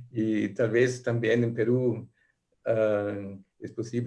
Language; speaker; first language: Spanish; non-native, learner; German